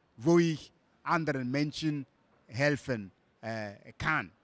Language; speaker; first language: German; non-native, fluent; Igbo